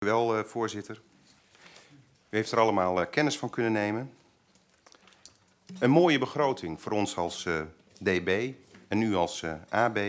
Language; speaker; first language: Dutch; native; Dutch